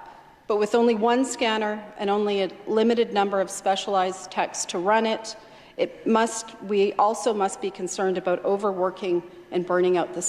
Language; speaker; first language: English; native; English